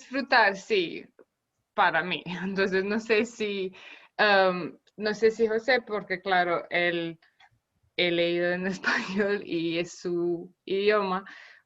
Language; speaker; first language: Spanish; non-native, fluent; Romanian